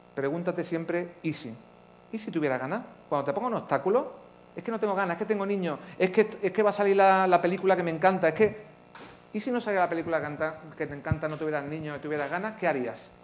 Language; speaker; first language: Spanish; native; Spanish